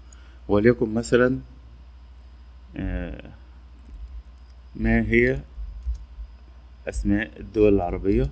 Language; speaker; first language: Arabic; native; Arabic